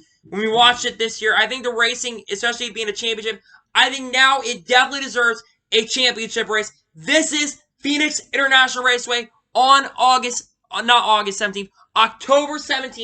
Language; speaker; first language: English; native; English